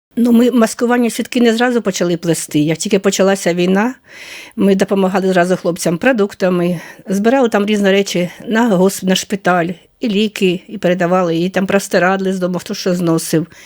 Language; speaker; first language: Ukrainian; native; Ukrainian